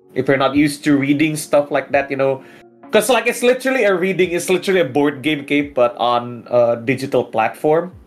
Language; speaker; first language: English; early bilingual, other home language; Indonesian